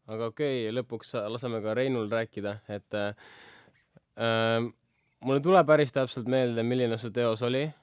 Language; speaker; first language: Estonian; native; Estonian